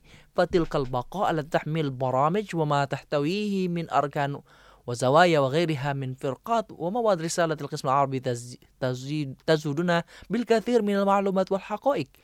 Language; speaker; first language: Arabic; non-native, fluent; Indonesian